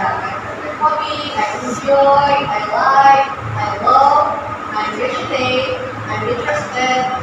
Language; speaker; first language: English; non-native, fluent; Indonesian